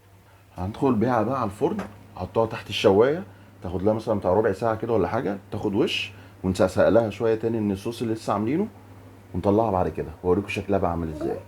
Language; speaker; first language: Arabic; native; Arabic